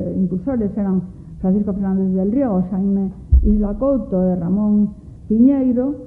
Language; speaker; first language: Spanish; non-native, local second language; Galician